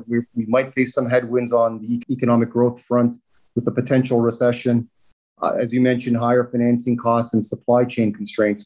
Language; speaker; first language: English; native; English